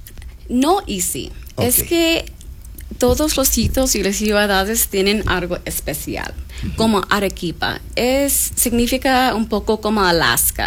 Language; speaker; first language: Spanish; non-native, learner; English